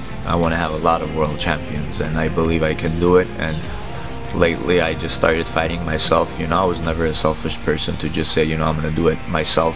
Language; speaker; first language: English; early bilingual, other home language; Armenian